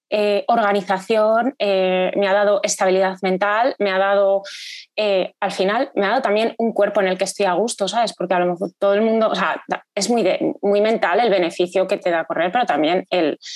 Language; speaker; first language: Spanish; native; Spanish